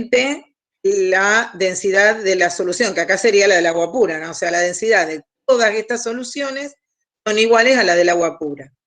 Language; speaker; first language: Spanish; native; Spanish